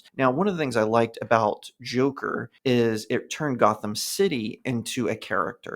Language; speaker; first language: English; native; English